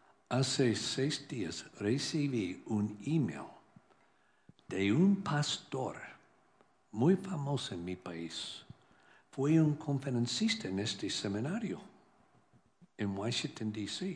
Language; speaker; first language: Spanish; non-native, learner; English